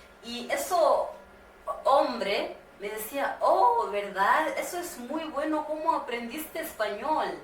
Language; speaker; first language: Spanish; non-native, learner; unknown